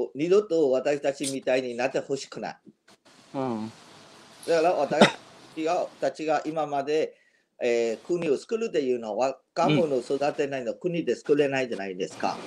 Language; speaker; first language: Japanese; non-native, fluent; Burmese